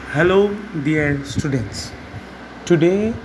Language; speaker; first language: English; non-native, local second language; Assamese